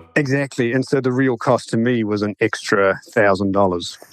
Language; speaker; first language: English; native; English